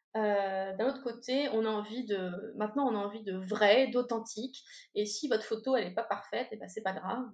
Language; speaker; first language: French; native; French